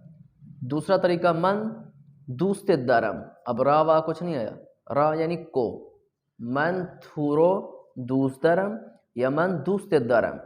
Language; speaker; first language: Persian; non-native, fluent; Urdu